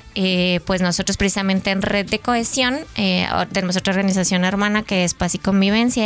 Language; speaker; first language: Spanish; native; Spanish